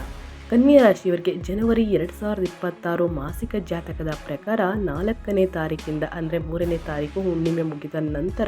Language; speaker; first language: Kannada; native; Kannada